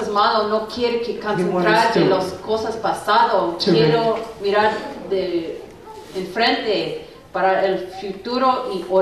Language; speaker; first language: Spanish; non-native, learner; English